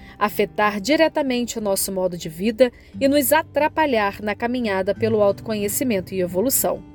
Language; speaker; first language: Portuguese; native; Portuguese